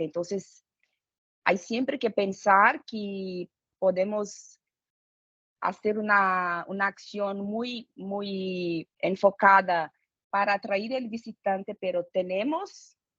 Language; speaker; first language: Spanish; non-native, fluent; Portuguese